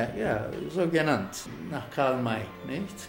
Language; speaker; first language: German; non-native, fluent; Turkish